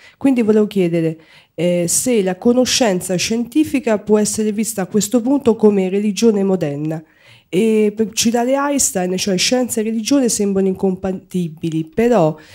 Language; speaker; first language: Italian; native; Italian